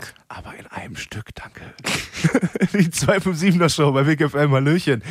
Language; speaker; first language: German; native; German